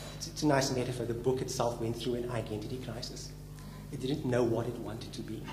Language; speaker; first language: English; native; English